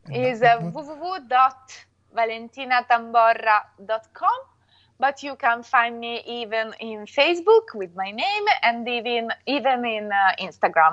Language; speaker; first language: English; non-native, fluent; Italian